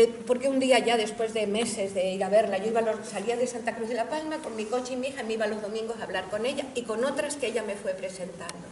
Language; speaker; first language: Spanish; native; Spanish